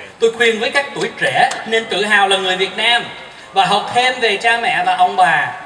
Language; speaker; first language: Vietnamese; early bilingual, heritage; Vietnamese